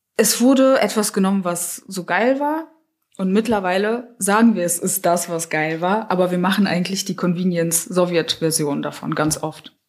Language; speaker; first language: German; early bilingual, other home language; Russian